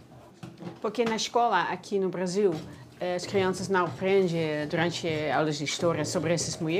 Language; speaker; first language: Portuguese; non-native, learner; Dutch